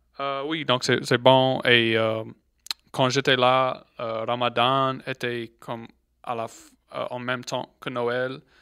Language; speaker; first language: French; non-native, local second language; English